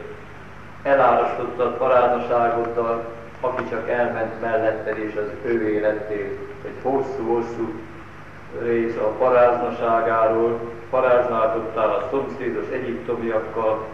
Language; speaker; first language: Hungarian; native; Hungarian